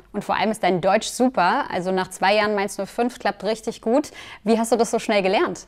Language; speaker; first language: German; native; German